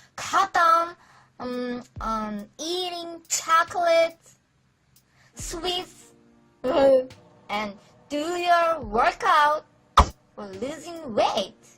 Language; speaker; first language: English; non-native, fluent; Korean